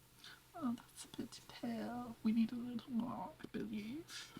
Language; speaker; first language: English; native; English